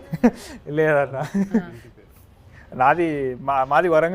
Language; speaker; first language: Telugu; native; Telugu